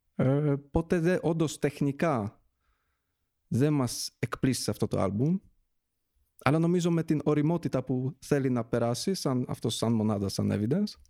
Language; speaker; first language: Greek; early bilingual, other home language; Polish